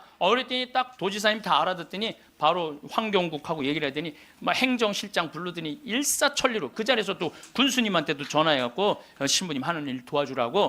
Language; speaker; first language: Korean; native; Korean